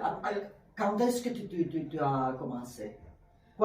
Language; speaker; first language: French; non-native, fluent; Greek